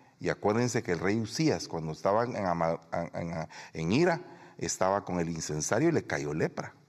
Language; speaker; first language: Spanish; native; Spanish